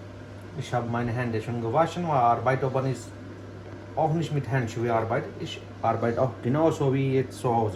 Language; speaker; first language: German; non-native, learner; Urdu